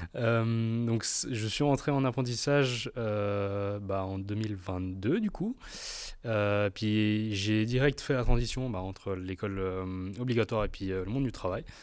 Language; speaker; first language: French; native; French